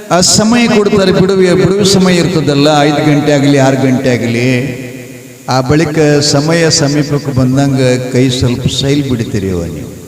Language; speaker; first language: Kannada; native; Kannada